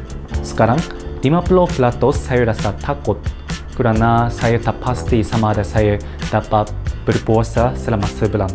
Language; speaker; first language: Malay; non-native, learner; Japanese